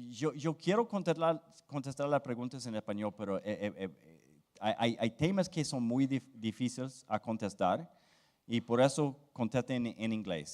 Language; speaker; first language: Spanish; non-native, fluent; English